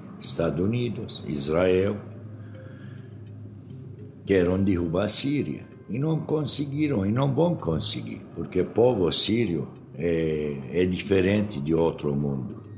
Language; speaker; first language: Portuguese; non-native, fluent; Arabic